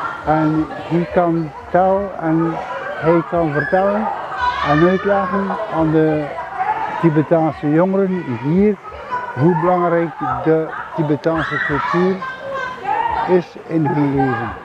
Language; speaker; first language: Dutch; non-native, fluent; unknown